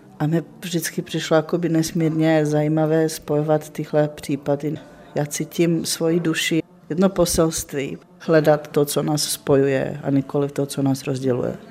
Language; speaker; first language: Czech; non-native, fluent; Bosnian